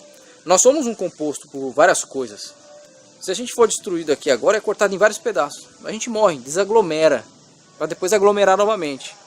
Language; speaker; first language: Portuguese; native; Portuguese